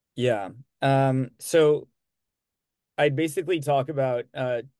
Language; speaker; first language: English; non-native, fluent; French